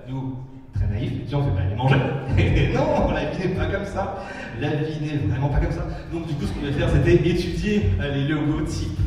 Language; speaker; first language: French; native; French